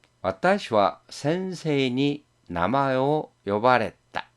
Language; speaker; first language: Japanese; non-native, fluent; Korean